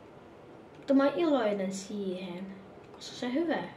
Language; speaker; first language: Finnish; early bilingual, other home language; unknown